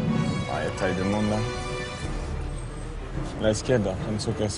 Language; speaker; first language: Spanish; non-native, learner; French